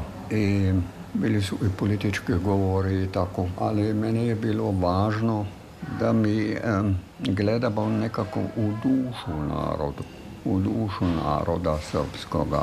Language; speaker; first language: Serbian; non-native, fluent; German